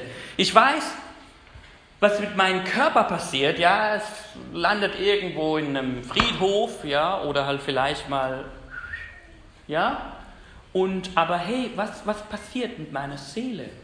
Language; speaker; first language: German; non-native, fluent; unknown